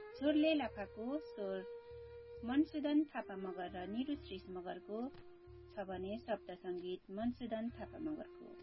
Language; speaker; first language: Nepali; non-native, local second language; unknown